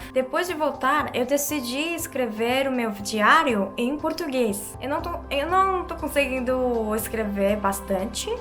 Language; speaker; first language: Portuguese; non-native, fluent; Korean